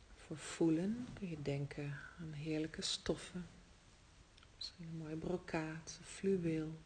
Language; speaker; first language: Dutch; native; Dutch